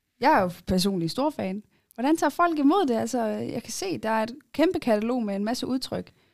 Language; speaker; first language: Danish; native; Danish